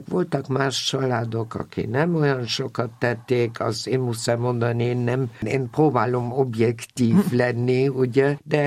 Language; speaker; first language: Hungarian; non-native, fluent; German